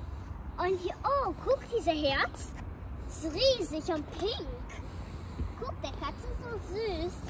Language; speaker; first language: German; non-native, learner; Arabic